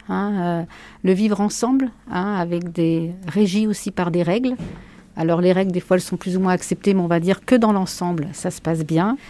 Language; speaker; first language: French; native; French